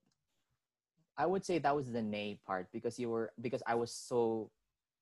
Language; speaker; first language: English; non-native, local second language; Filipino